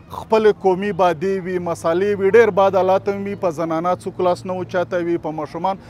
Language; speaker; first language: Pashto; native; Pashto